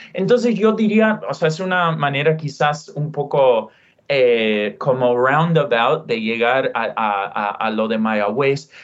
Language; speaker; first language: Spanish; non-native, fluent; English